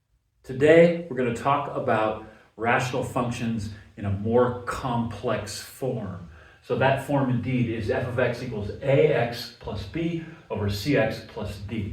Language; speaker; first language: English; native; English